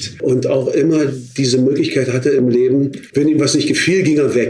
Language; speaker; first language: German; native; German